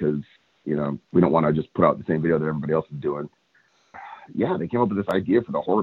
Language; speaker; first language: English; native; English